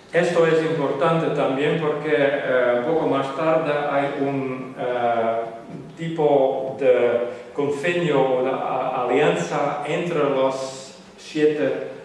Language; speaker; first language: Spanish; non-native, learner; Western Frisian